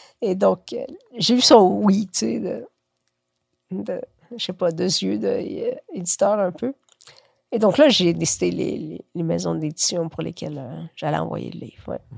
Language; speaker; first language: French; early bilingual, other home language; Spanish